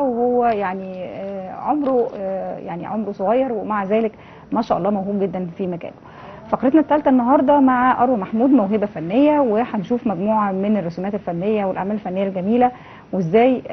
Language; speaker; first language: Arabic; native; Arabic